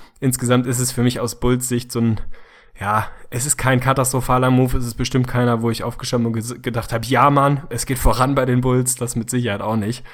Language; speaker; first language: German; native; German